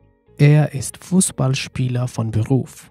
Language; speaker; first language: German; non-native, fluent; Nepali